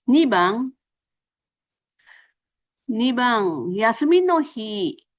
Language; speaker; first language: Japanese; non-native, fluent; Filipino